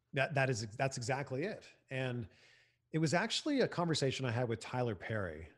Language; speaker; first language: English; native; English